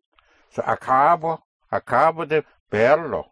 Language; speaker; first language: Spanish; non-native, fluent; English